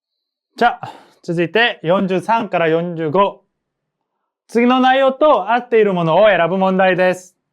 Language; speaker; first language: Japanese; non-native, fluent; Korean